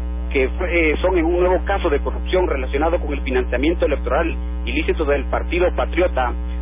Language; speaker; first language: Spanish; native; Spanish